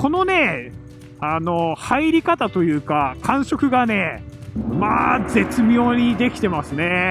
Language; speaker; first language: Japanese; native; Japanese